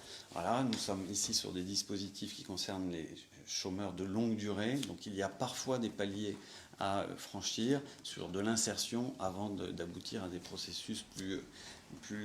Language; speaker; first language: French; native; French